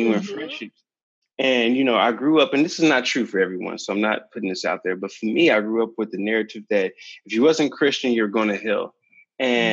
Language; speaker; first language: English; native; English